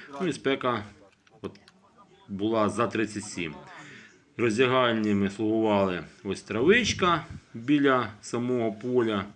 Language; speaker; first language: Ukrainian; native; Ukrainian